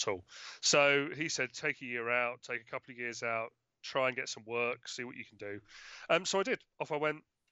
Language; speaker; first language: English; native; English